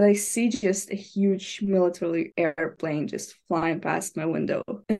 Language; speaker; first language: English; non-native, fluent; Ukrainian